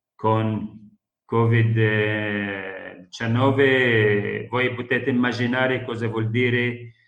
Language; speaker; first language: Italian; non-native, fluent; Arabic